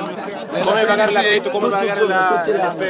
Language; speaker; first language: Italian; non-native, learner; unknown